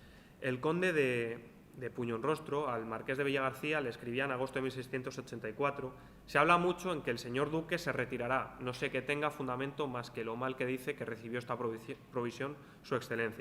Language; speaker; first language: Spanish; native; Spanish